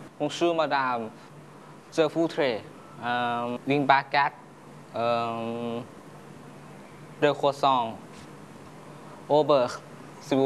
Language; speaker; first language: French; non-native, learner; Thai